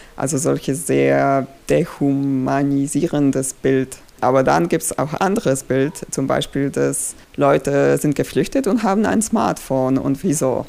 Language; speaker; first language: German; non-native, fluent; Polish